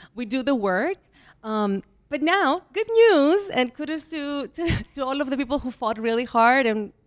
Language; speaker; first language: English; non-native, fluent; Greek